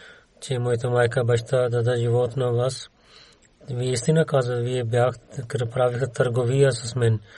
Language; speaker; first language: Bulgarian; non-native, learner; Urdu